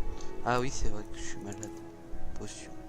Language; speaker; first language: French; native; French